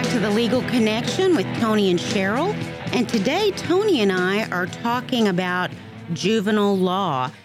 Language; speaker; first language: English; native; English